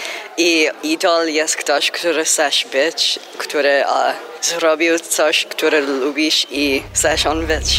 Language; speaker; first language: Polish; early bilingual, heritage; Polish